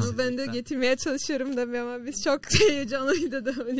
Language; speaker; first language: Turkish; non-native, fluent; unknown